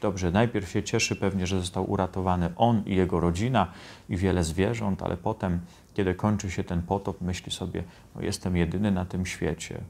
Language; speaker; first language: Polish; native; Polish